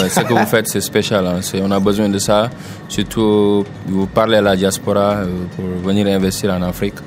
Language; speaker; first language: French; non-native, local second language; Wolof